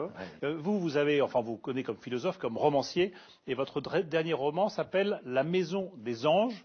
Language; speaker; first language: French; native; French